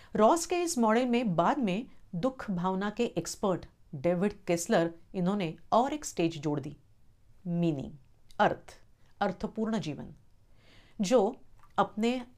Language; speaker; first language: Hindi; non-native, local second language; Marathi